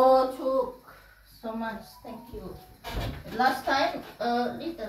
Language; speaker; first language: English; non-native, learner; Indonesian